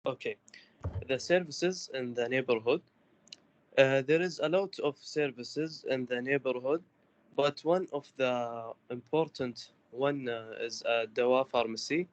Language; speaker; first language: English; non-native, learner; Arabic